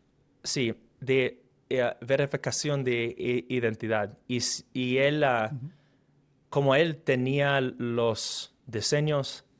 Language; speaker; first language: Spanish; non-native, fluent; English